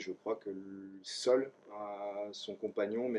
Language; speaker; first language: French; native; French